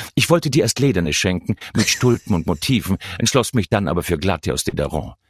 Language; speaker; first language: German; native; German